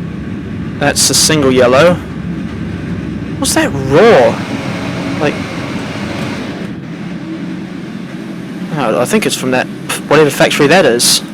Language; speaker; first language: English; native; English